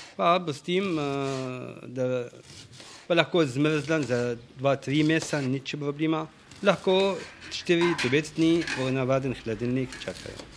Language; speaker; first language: Slovenian; non-native, learner; Arabic